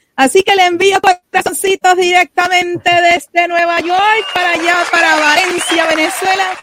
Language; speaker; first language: Spanish; native; Spanish